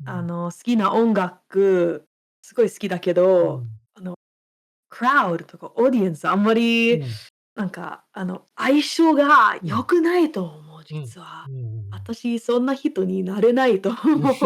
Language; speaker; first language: Japanese; non-native, fluent; English